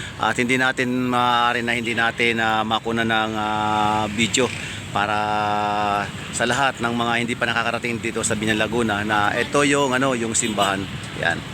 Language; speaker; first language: Filipino; native; Filipino